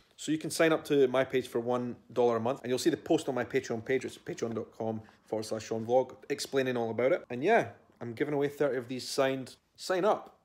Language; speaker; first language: English; native; English